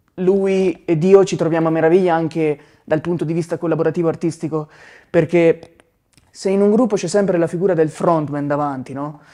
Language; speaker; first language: Italian; native; Italian